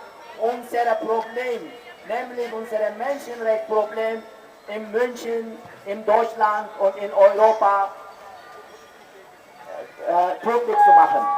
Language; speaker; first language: German; non-native, fluent; Uyghur